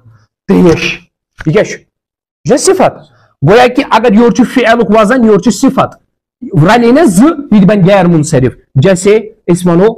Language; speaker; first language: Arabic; non-native, fluent; Kashmiri